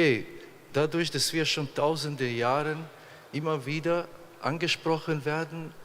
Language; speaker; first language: German; non-native, fluent; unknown